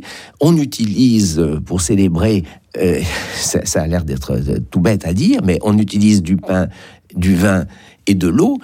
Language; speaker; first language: French; native; French